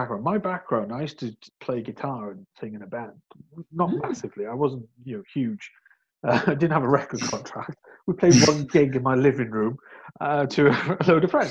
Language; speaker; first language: English; native; English